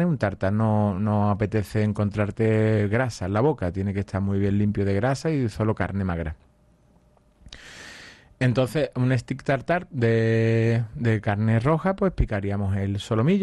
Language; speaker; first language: Spanish; native; Spanish